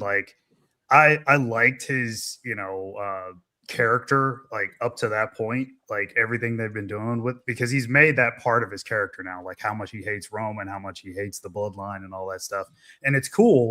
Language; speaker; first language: English; native; English